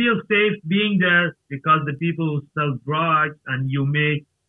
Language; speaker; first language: English; non-native, learner; Persian